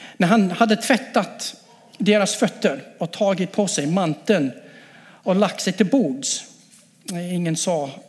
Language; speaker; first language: Swedish; non-native, fluent; English